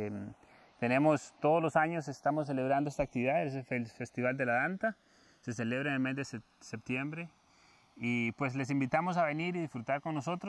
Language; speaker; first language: Spanish; native; Spanish